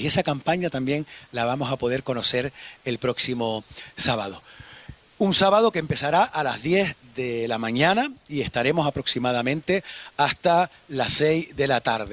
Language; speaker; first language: Spanish; native; Spanish